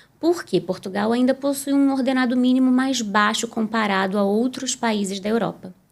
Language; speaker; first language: Portuguese; native; Portuguese